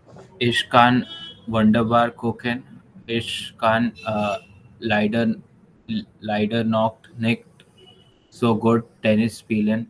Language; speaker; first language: German; non-native, learner; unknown